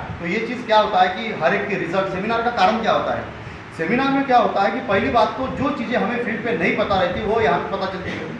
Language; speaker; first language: Hindi; non-native, local second language; Marathi